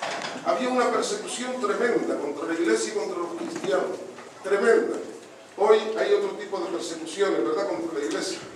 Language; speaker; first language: Spanish; native; Spanish